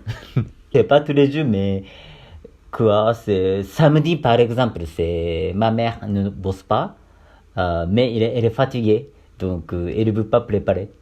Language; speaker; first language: French; non-native, learner; Japanese